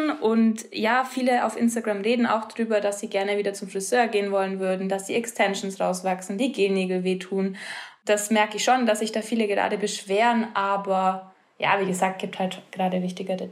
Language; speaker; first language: German; native; German